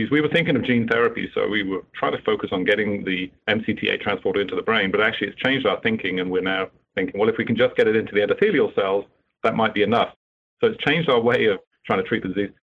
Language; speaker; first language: English; native; English